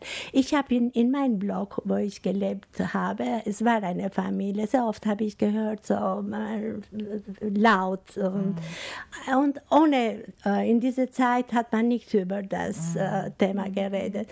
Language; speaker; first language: German; non-native, learner; Albanian